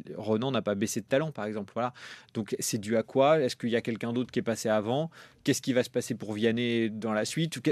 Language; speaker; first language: French; native; French